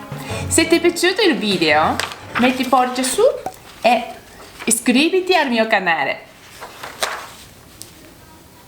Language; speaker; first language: Italian; non-native, learner; Japanese